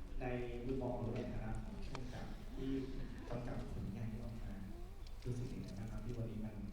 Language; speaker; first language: Thai; native; Thai